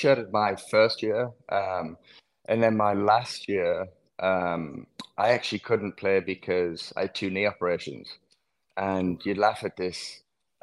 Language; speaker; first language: English; native; English